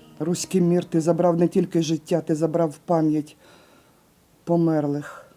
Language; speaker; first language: Ukrainian; native; Ukrainian